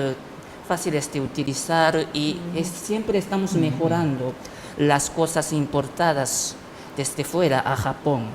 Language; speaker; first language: Spanish; non-native, fluent; Japanese